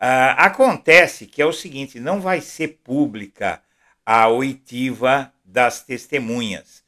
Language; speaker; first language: Portuguese; native; Portuguese